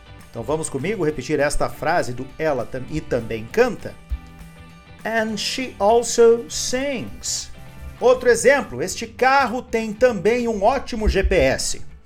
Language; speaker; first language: Portuguese; native; Portuguese